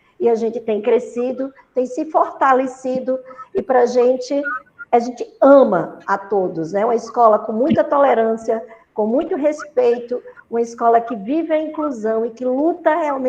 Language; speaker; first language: Portuguese; native; Portuguese